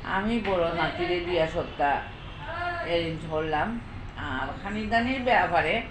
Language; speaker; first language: Bangla; non-native, local second language; Sylheti